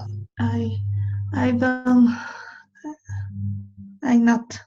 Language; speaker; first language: English; non-native, learner; Spanish